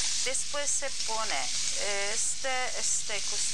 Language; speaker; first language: Spanish; non-native, learner; Czech